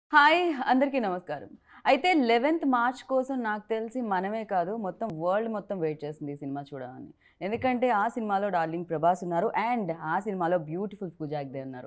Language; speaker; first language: Telugu; native; Telugu